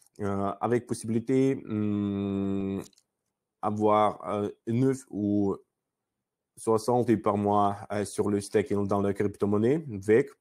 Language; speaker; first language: French; non-native, learner; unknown